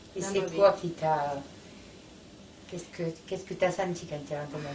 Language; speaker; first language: French; native; French